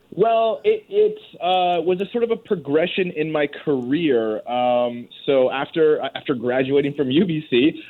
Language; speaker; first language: English; native; English